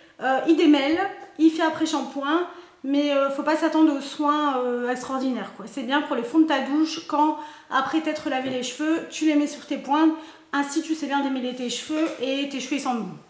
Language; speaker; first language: French; native; French